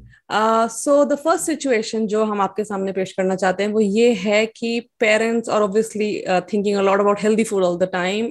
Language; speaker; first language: English; non-native, local second language; Hindi